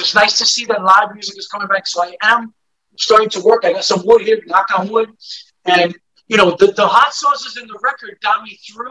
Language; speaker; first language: English; native; English